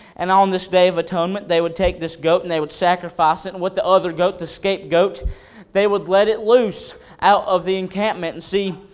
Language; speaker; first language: English; native; English